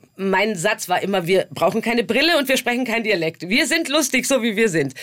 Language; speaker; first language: German; native; German